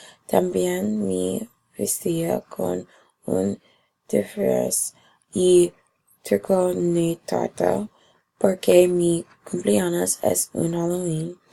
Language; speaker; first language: Spanish; non-native, learner; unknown